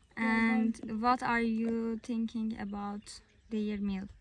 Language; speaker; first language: English; non-native, learner; Turkish